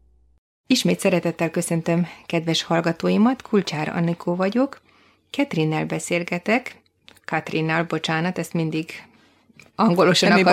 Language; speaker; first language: Hungarian; native; Hungarian